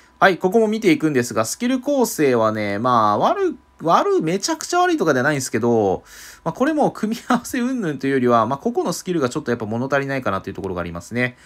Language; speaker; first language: Japanese; native; Japanese